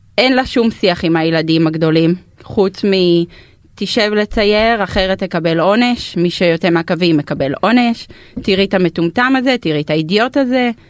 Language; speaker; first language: Hebrew; native; Hebrew